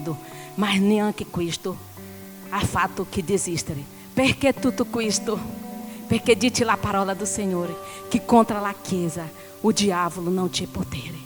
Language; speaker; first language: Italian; non-native, learner; Portuguese